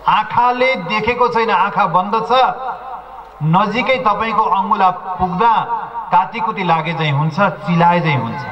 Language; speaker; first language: Nepali; native; Nepali